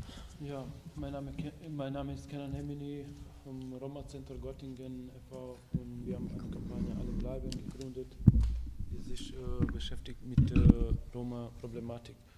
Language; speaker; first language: German; non-native, fluent; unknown